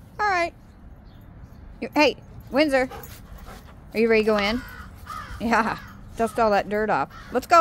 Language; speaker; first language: English; native; English